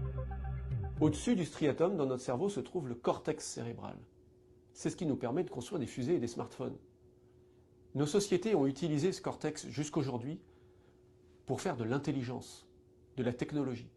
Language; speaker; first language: French; native; French